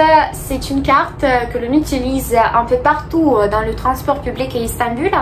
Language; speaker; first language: French; non-native, fluent; Russian